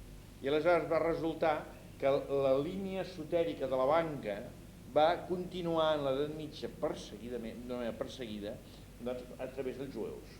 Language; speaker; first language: Catalan; native; Catalan